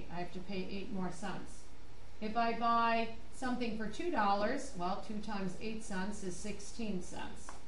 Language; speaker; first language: English; native; English